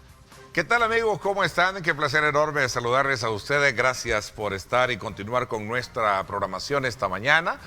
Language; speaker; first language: Spanish; native; Spanish